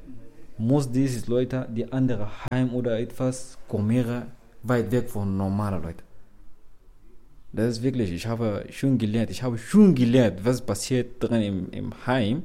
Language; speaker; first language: German; non-native, learner; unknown